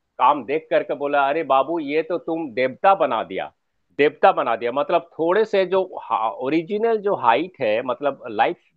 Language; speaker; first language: Hindi; non-native, local second language; Bangla